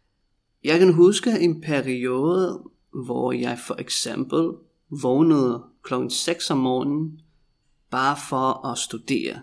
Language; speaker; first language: Danish; non-native, fluent; English